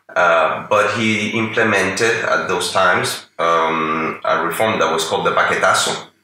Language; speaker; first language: English; non-native, fluent; Spanish